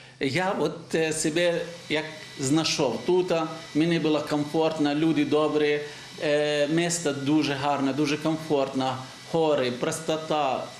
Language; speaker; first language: Ukrainian; non-native, fluent; Arabic